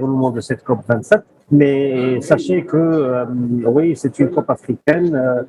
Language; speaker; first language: French; non-native, local second language; Arabic